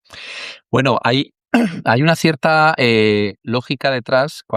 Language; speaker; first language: Spanish; native; Spanish